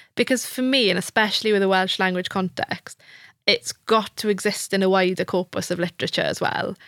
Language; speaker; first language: English; non-native, local second language; Welsh